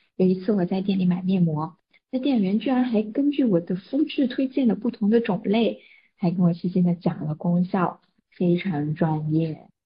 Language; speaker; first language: Chinese; native; Chinese